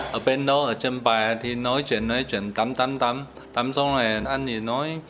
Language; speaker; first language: Vietnamese; non-native, learner; Chinese